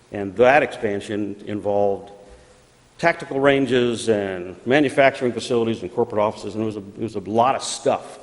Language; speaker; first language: English; native; English